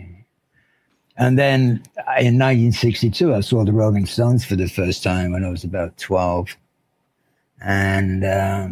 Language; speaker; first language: English; native; English